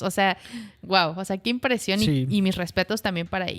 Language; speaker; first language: Spanish; native; Spanish